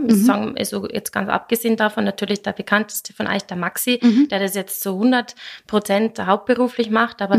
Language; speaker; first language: German; native; German